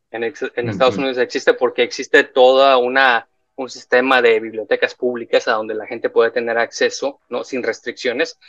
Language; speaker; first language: Spanish; native; Spanish